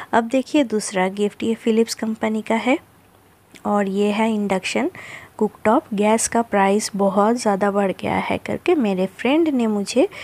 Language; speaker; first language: Hindi; non-native, local second language; Bangla